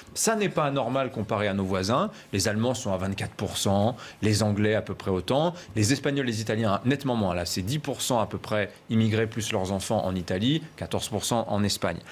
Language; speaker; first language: French; native; French